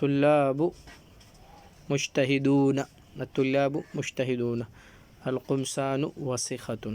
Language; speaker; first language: Arabic; non-native, fluent; Urdu